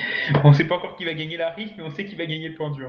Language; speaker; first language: French; native; French